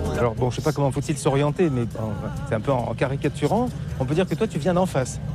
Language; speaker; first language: French; native; French